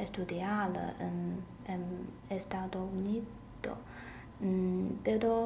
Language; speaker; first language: Spanish; non-native, learner; Chinese